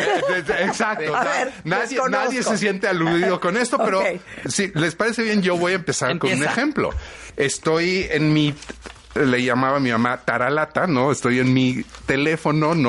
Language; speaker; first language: Spanish; native; Spanish